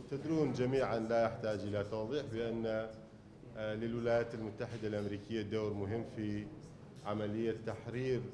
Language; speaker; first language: Arabic; native; Arabic